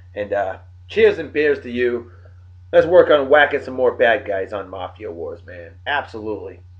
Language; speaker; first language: English; native; English